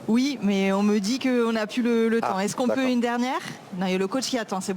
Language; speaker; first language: French; native; French